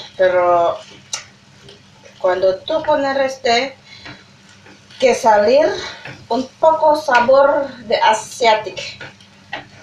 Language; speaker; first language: Spanish; non-native, learner; Indonesian